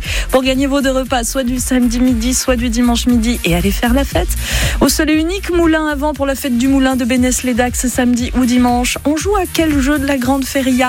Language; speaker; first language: French; native; French